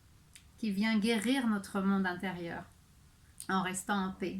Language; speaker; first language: French; native; French